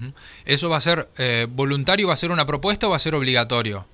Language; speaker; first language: Spanish; native; Spanish